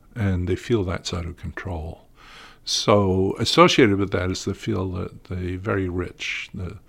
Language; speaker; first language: English; native; English